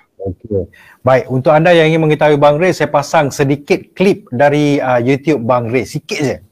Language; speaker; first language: Malay; native; Malay